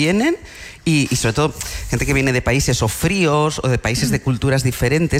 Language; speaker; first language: Spanish; native; Spanish